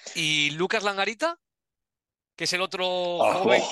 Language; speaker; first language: Spanish; native; Spanish